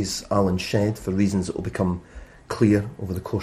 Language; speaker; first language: English; native; English